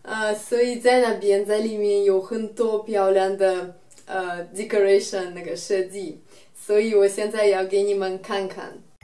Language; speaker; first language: Chinese; non-native, fluent; Russian